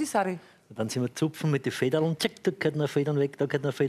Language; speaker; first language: German; native; German